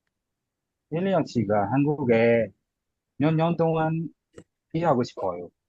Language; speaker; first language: Korean; non-native, learner; Burmese